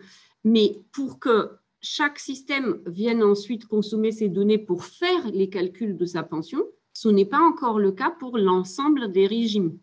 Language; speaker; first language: French; native; French